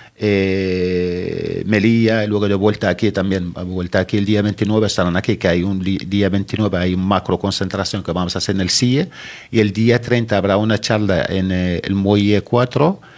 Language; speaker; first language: Spanish; non-native, fluent; Arabic